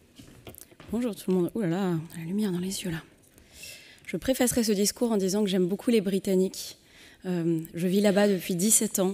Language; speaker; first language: French; native; French